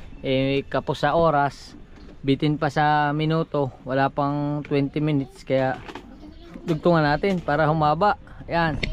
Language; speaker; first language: Filipino; native; Filipino